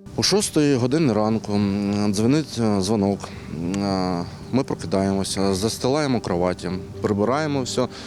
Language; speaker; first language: Ukrainian; non-native, local second language; Russian